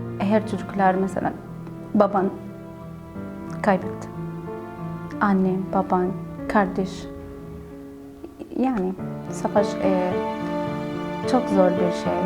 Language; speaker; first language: Turkish; non-native, learner; Arabic